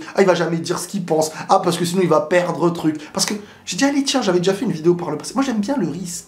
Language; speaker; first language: French; native; French